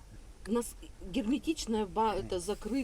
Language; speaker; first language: Russian; native; Russian